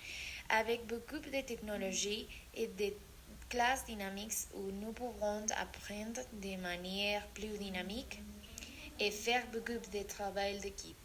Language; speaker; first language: French; non-native, learner; Spanish